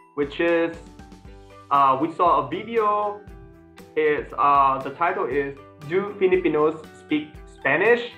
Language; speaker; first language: English; non-native, learner; Vietnamese